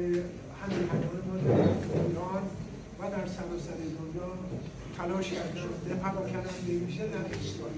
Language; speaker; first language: Persian; native; Persian